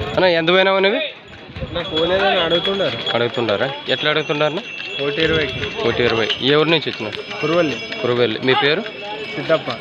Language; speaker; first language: Telugu; native; Telugu